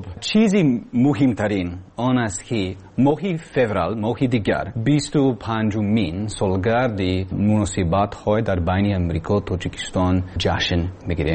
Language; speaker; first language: Persian; non-native, learner; English